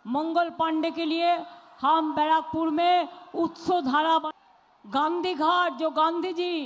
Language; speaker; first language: Hindi; non-native, local second language; Bangla